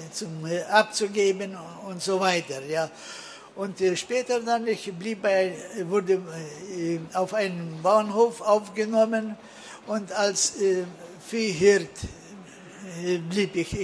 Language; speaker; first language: German; early bilingual, heritage; German